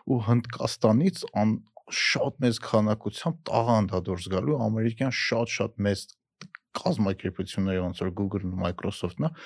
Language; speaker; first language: Armenian; native; Armenian